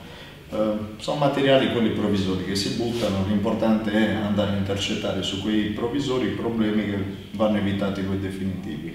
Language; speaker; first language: Italian; native; Italian